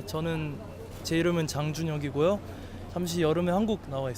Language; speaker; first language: Korean; early bilingual, heritage; Korean